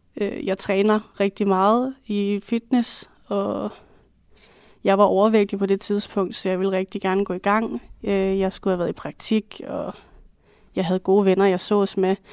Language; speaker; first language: Danish; native; Danish